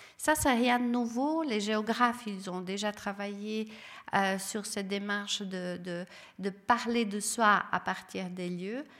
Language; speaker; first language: French; non-native, fluent; Serbian